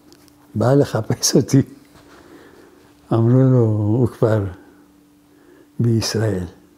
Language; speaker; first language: Hebrew; non-native, fluent; Arabic